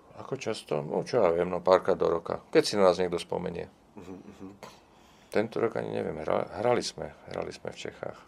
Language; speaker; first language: Slovak; non-native, local second language; Czech